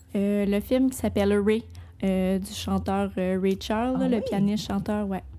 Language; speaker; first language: French; native; French